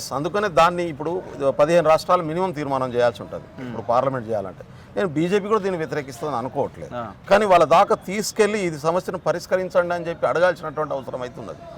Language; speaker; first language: Telugu; non-native, local second language; Lambadi